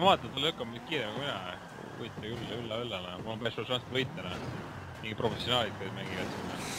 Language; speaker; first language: Estonian; native; Estonian